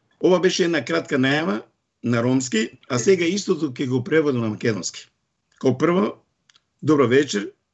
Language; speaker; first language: Macedonian; non-native, local second language; Romany